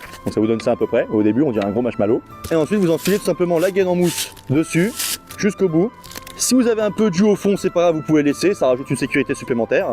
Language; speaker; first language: French; native; French